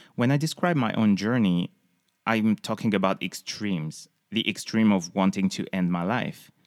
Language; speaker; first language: English; non-native, fluent; French